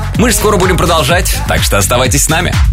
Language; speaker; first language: Russian; native; Russian